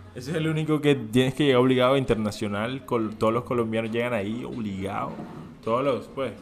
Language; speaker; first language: Spanish; native; Spanish